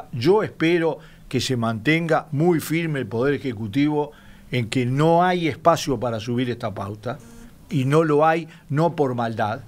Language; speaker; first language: Spanish; native; Spanish